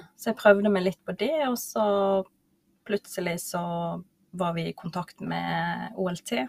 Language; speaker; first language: Norwegian; early bilingual, other home language; Spanish